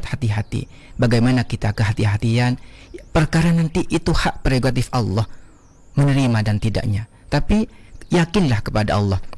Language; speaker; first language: Indonesian; non-native, local second language; Madurese